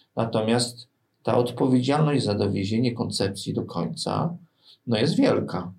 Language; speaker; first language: Polish; native; Polish